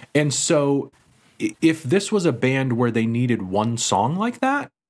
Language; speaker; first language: English; native; English